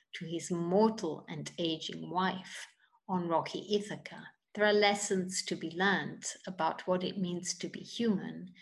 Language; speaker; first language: English; non-native, fluent; Italian